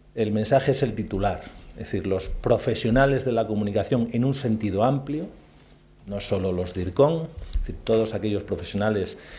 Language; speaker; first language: Spanish; native; Spanish